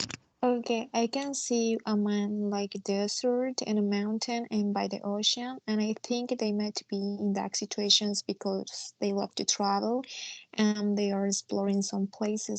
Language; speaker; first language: English; non-native, learner; Spanish